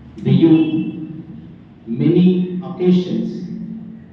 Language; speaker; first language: English; non-native, local second language; Telugu